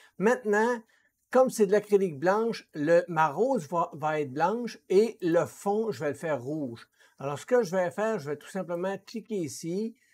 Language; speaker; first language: French; native; French